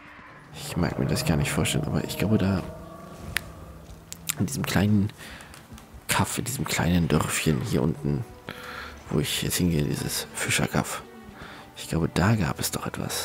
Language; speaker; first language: German; native; German